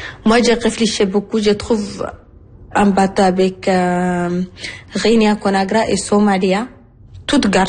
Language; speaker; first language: French; non-native, learner; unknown